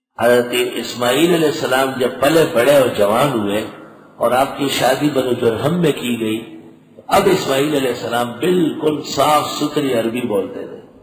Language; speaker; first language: Urdu; non-native, local second language; Pashto